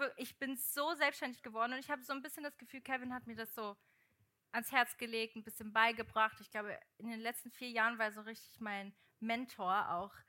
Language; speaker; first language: German; early bilingual, other home language; Portuguese